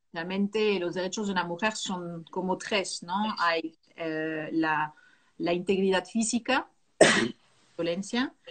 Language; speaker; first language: Spanish; non-native, fluent; French